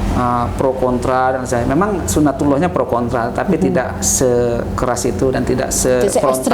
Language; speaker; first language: Indonesian; native; Indonesian